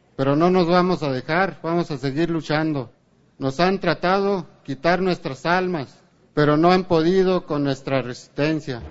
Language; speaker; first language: Spanish; native; Spanish